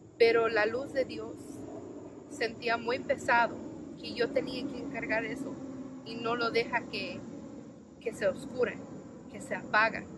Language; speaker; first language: Spanish; non-native, learner; English